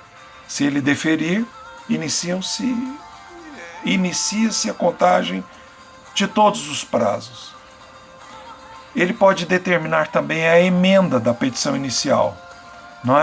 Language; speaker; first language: Portuguese; native; Portuguese